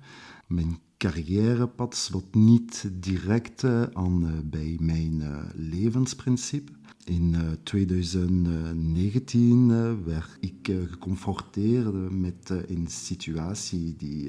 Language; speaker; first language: Dutch; non-native, local second language; French